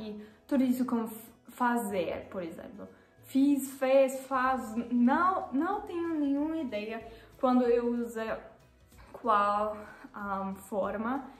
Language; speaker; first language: Portuguese; non-native, learner; German